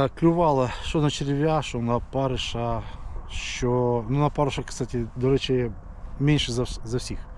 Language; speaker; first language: Ukrainian; non-native, local second language; Russian